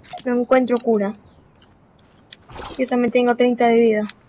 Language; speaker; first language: Spanish; early bilingual, heritage; Spanish